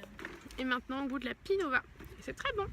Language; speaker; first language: French; native; French